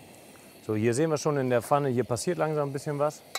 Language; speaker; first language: German; native; German